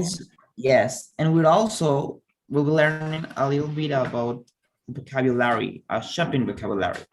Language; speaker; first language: English; non-native, fluent; Spanish